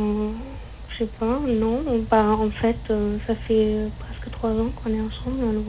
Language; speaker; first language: French; non-native, fluent; German